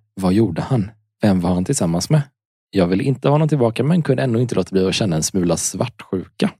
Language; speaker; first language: Swedish; native; Swedish